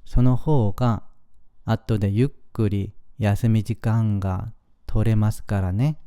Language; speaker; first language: Japanese; non-native, fluent; Korean